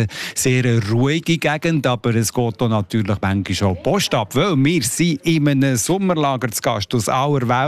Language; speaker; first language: German; native; German